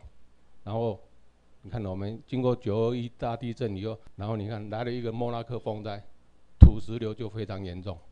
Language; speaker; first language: Chinese; non-native, local second language; Min Nan Chinese